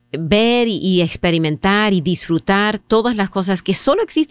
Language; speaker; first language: Spanish; early bilingual, heritage; Spanish